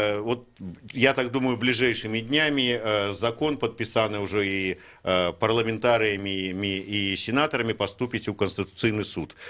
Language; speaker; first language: Belarusian; native; Belarusian